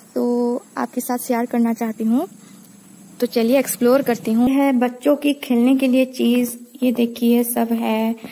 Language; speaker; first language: Hindi; non-native, local second language; Odia